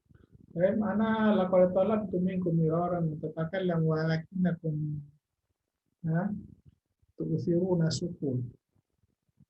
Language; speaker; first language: Arabic; non-native, fluent; Indonesian